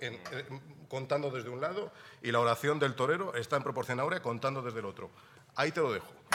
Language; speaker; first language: Spanish; native; Spanish